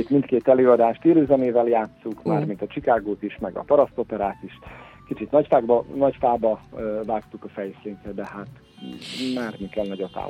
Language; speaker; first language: Hungarian; native; Hungarian